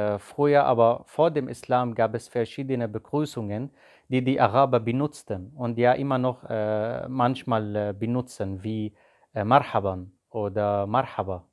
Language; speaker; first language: German; non-native, fluent; Arabic